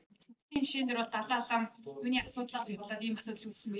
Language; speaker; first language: Mongolian; native; Mongolian